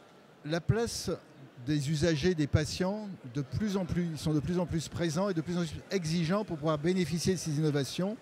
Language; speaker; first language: French; native; French